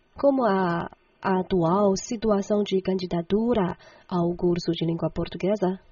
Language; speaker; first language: Portuguese; non-native, fluent; Chinese